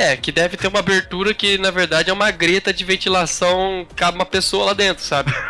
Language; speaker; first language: Portuguese; native; Portuguese